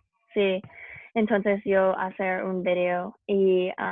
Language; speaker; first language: Spanish; non-native, learner; English